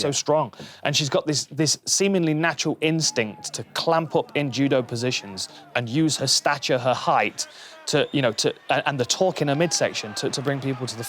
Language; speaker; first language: English; native; English